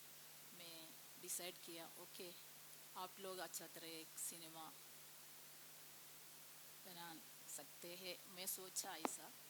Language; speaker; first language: Hindi; non-native, local second language; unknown